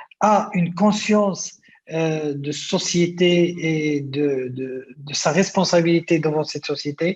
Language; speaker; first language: French; non-native, local second language; Arabic